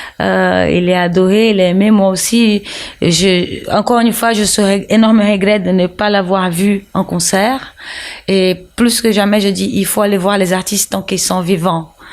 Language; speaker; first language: French; non-native, fluent; Portuguese